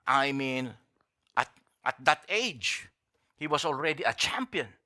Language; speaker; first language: English; non-native, local second language; Filipino